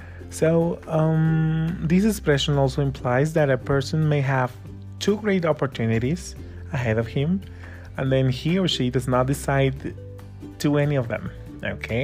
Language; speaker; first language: English; non-native, fluent; Spanish